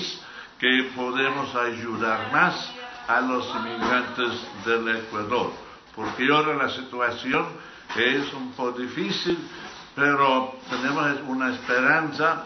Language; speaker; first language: Spanish; non-native, fluent; English